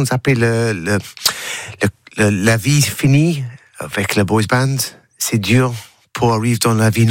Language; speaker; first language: French; non-native, learner; English